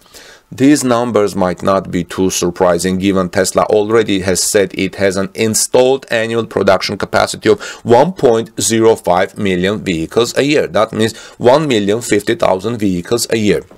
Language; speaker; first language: English; non-native, fluent; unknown